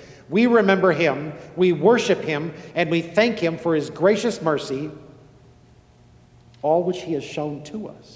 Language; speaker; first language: English; native; English